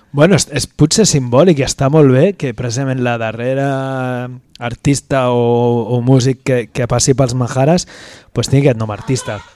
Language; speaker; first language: Catalan; native; Catalan